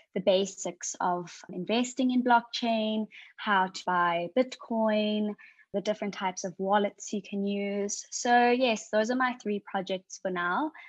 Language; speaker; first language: English; native; English